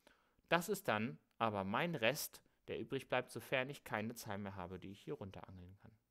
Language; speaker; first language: German; native; German